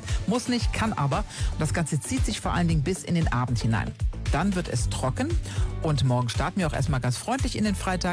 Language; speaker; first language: German; native; German